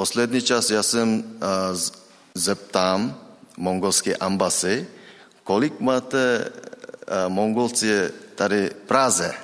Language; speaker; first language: Czech; non-native, learner; Mongolian